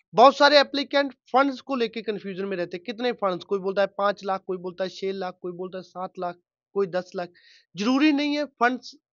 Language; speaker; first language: Hindi; non-native, local second language; Punjabi